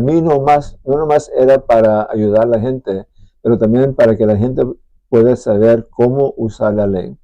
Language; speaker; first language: Spanish; early bilingual, heritage; Spanish